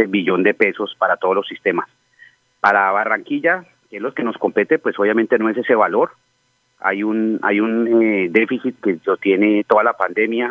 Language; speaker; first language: Spanish; native; Spanish